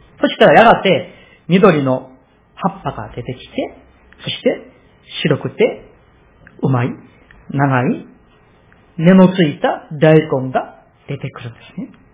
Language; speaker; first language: Japanese; non-native, fluent; Korean